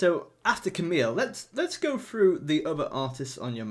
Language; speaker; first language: English; native; English